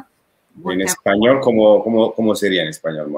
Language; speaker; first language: Spanish; non-native, fluent; Italian